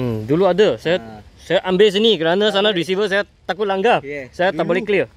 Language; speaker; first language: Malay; non-native, local second language; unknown